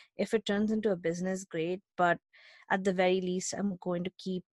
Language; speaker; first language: English; non-native, local second language; Hindi